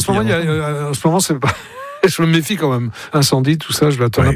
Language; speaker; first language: French; native; French